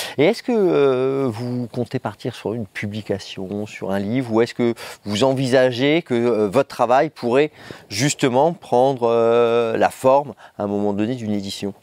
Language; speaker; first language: French; native; French